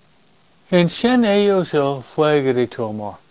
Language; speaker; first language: Spanish; non-native, fluent; English